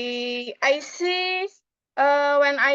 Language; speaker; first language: English; non-native, learner; Indonesian